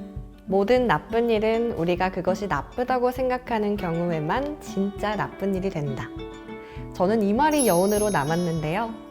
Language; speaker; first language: Korean; native; Korean